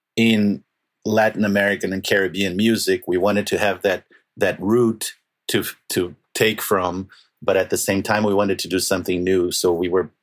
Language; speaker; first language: English; non-native, fluent; Portuguese